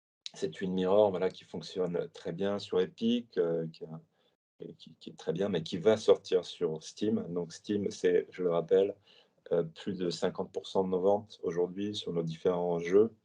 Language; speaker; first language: French; native; French